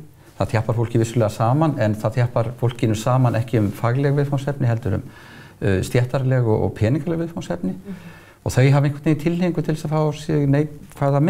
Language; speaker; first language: Icelandic; native; Icelandic